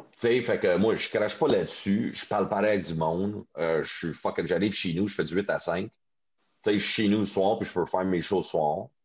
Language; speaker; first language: French; non-native, local second language; English